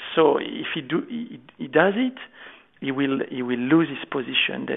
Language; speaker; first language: English; non-native, fluent; French